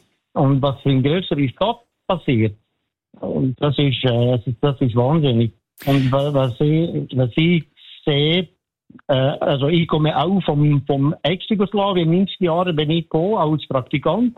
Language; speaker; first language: German; non-native, learner; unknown